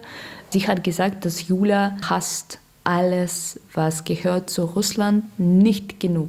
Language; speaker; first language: German; non-native, learner; Russian